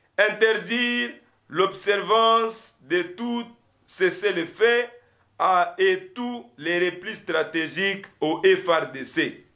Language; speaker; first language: French; non-native, local second language; Lingala